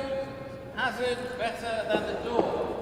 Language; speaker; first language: English; native; English